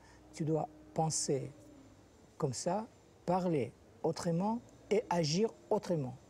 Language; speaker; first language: French; non-native, fluent; Russian